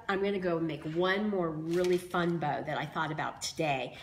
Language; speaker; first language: English; native; English